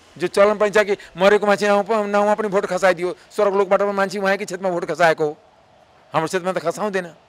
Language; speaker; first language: Nepali; non-native, local second language; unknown